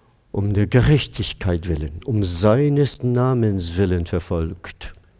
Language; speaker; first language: German; non-native, fluent; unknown